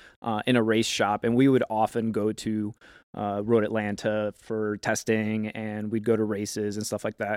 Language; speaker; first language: English; native; English